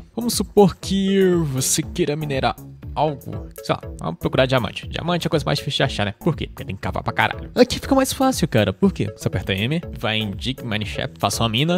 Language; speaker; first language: Portuguese; native; Portuguese